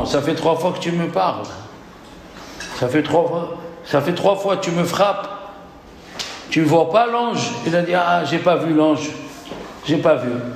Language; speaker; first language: French; native; French